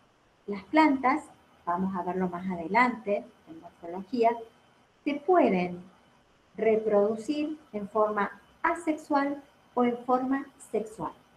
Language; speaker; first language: Spanish; native; Spanish